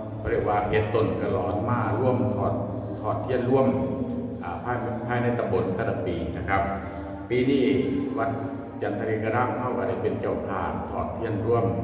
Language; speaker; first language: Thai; non-native, local second language; Northeastern Thai